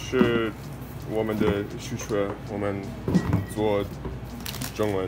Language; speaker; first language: Chinese; non-native, learner; English